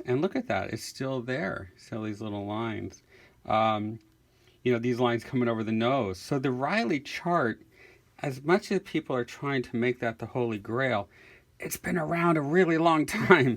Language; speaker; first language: English; native; English